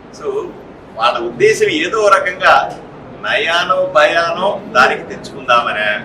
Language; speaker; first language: Telugu; native; Telugu